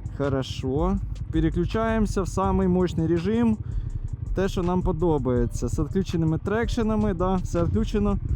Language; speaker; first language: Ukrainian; non-native, local second language; Russian